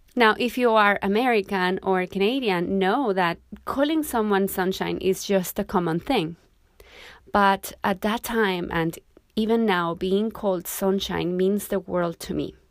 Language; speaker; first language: English; non-native, fluent; Spanish